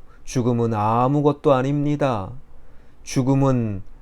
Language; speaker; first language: Korean; native; Korean